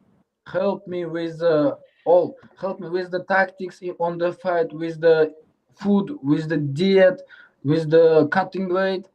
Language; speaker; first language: English; non-native, learner; Uzbek